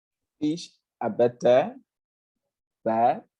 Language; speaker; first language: German; non-native, learner; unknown